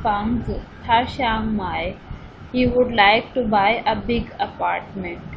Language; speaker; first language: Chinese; non-native, fluent; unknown